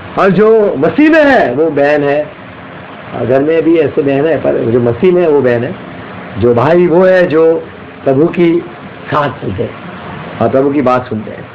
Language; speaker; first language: Hindi; non-native, local second language; Gujarati